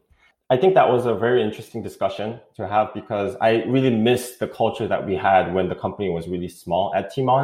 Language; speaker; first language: English; non-native, fluent; Korean